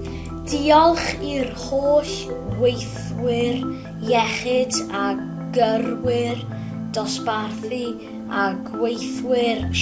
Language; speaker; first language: Welsh; non-native, local second language; English